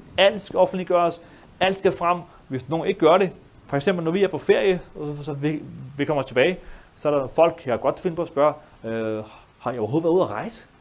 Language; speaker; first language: Danish; early bilingual, other home language; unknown